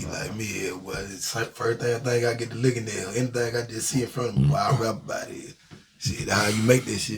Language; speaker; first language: English; native; English